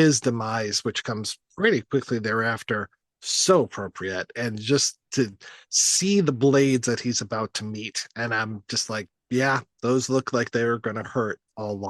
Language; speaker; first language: English; native; English